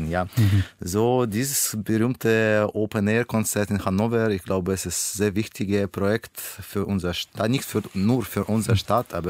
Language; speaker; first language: German; non-native, learner; Russian